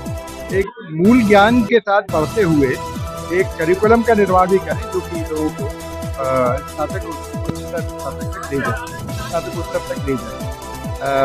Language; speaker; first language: Hindi; native; Hindi